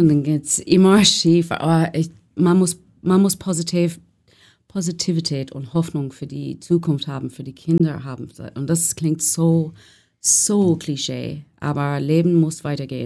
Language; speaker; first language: German; non-native, fluent; English